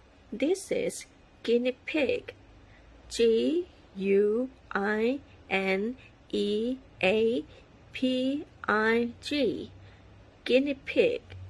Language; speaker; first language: English; non-native, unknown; Thai